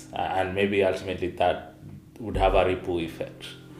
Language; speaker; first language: English; non-native, local second language; Kamba